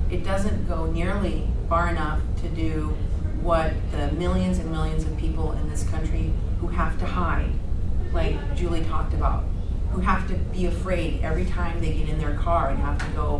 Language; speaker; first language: English; native; English